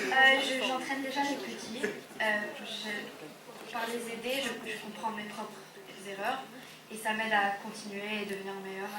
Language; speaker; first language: French; non-native, local second language; English